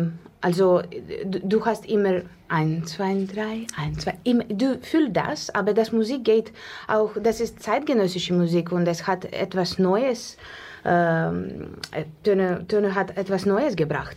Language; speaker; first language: German; non-native, learner; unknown